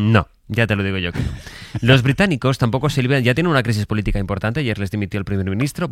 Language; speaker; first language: Spanish; native; Spanish